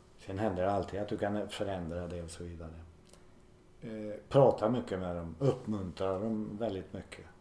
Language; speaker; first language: Swedish; native; Swedish